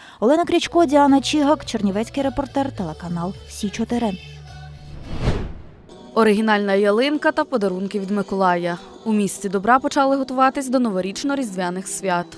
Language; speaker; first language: Ukrainian; native; Ukrainian